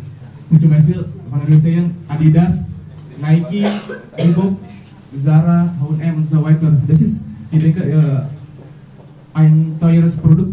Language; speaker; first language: German; non-native, learner; Indonesian